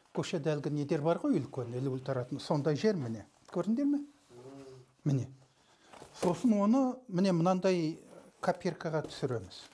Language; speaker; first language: Kazakh; early bilingual, heritage; Kazakh